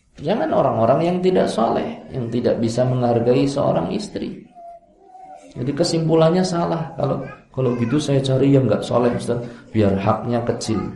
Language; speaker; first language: Indonesian; non-native, local second language; Javanese